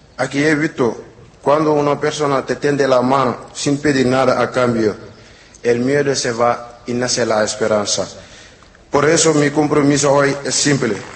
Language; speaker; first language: Spanish; non-native, learner; Wolof